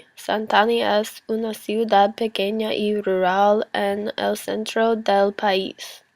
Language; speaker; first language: Spanish; non-native, learner; English